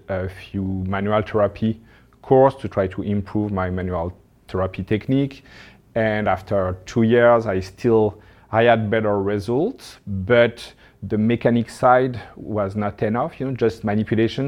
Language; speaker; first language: English; non-native, learner; French